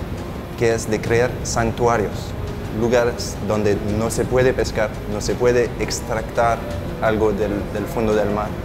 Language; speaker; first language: Spanish; non-native, fluent; French